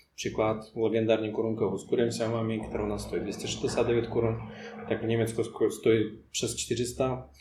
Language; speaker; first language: Czech; non-native, fluent; Russian